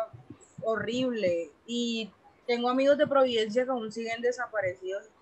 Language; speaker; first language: Spanish; native; Spanish